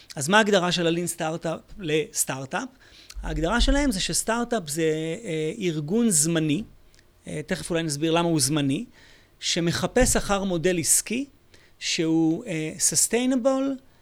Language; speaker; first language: Hebrew; native; Hebrew